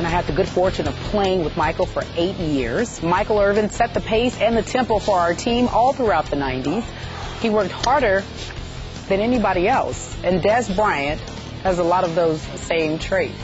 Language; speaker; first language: English; native; English